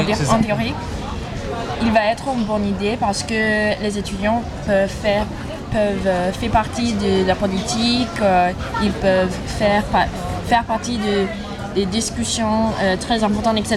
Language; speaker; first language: French; non-native, learner; English